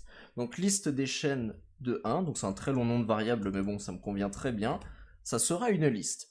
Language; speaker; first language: French; native; French